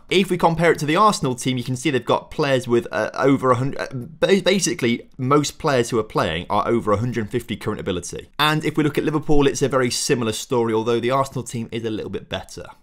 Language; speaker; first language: English; native; English